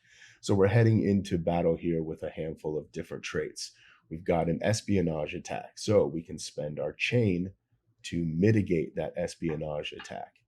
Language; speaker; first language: English; native; English